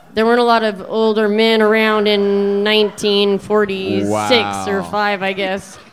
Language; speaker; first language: English; native; English